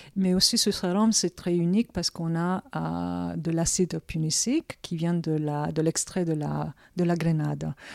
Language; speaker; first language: French; early bilingual, other home language; Korean